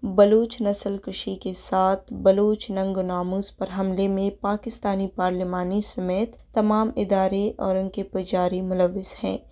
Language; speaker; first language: Urdu; non-native, local second language; Baluchi